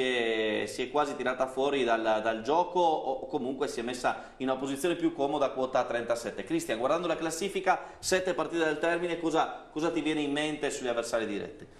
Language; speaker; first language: Italian; native; Italian